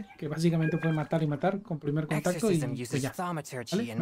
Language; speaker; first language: Spanish; native; Spanish